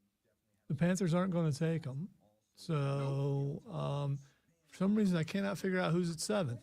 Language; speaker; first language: English; native; English